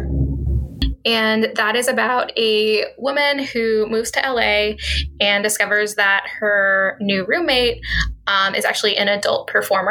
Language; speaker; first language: English; native; English